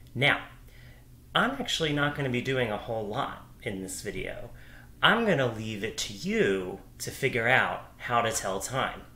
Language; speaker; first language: English; native; English